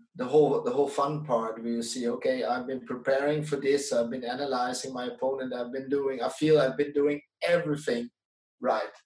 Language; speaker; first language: English; non-native, fluent; Dutch